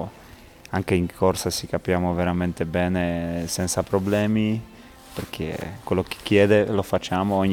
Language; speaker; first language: Italian; non-native, fluent; Polish